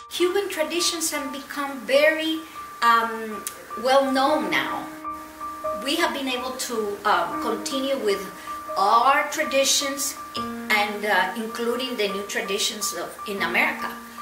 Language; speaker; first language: English; non-native, fluent; Spanish